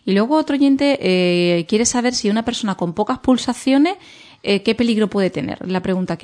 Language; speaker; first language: Spanish; native; Spanish